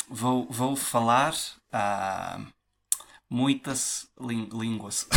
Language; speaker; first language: Portuguese; non-native, learner; English